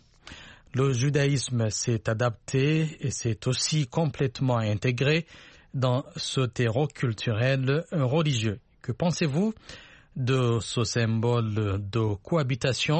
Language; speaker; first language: French; non-native, local second language; Rundi